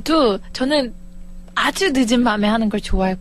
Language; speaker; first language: Korean; early bilingual, heritage; Korean